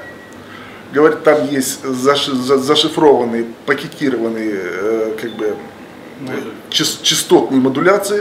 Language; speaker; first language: Russian; native; Russian